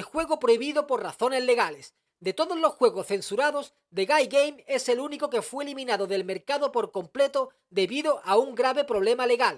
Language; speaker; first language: Spanish; native; Spanish